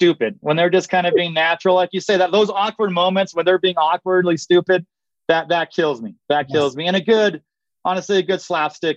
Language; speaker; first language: English; native; English